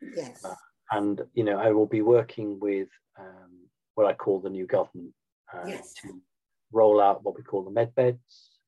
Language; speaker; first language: English; native; English